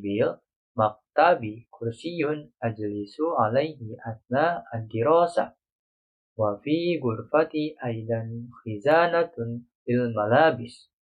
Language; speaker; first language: Arabic; non-native, learner; Indonesian